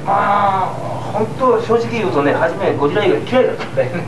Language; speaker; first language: Japanese; native; Japanese